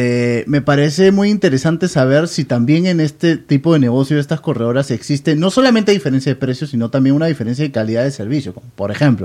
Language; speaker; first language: Spanish; native; Spanish